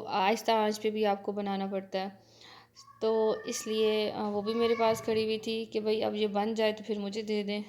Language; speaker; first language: Urdu; native; Urdu